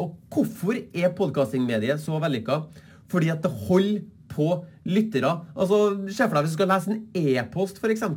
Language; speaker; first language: Norwegian; native; Norwegian